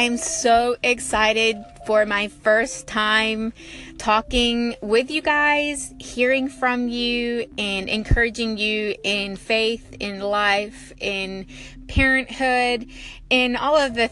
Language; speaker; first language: English; native; English